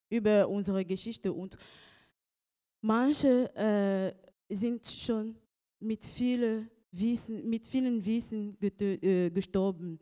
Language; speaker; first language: German; non-native, learner; French